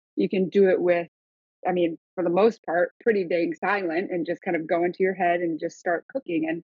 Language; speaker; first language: English; native; English